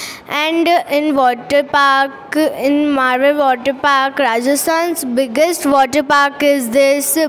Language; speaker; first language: English; non-native, learner; Hindi